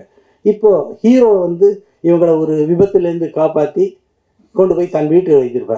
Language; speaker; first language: Tamil; native; Tamil